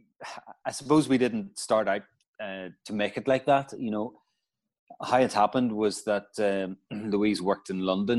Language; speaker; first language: English; native; English